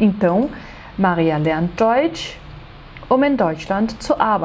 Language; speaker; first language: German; non-native, fluent; Portuguese